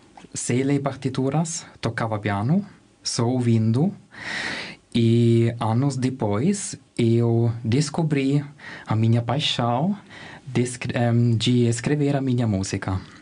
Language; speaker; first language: Portuguese; non-native, learner; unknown